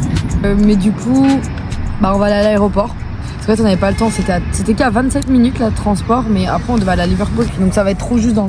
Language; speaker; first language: French; native; French